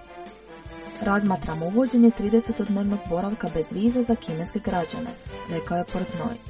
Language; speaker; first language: Croatian; native; Croatian